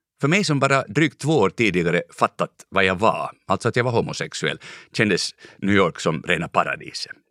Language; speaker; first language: Swedish; native; Swedish